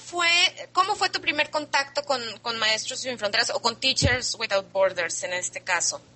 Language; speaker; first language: Spanish; native; Spanish